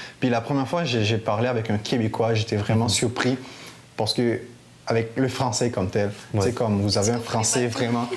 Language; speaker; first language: French; non-native, local second language; Haitian Creole